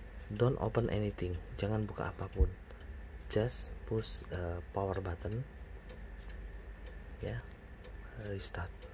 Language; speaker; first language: English; non-native, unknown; Indonesian